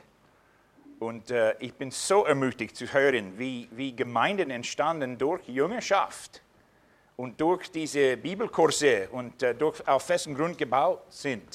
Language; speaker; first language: German; non-native, fluent; English